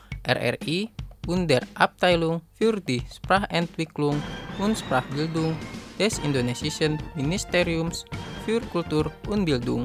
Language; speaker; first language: German; non-native, fluent; Indonesian